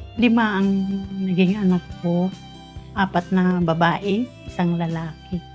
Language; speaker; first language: Filipino; non-native, local second language; Iloko